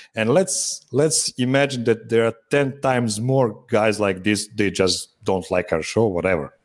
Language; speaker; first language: English; non-native, fluent; Serbian